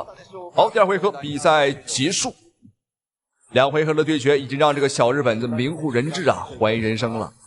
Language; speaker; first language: Chinese; native; Chinese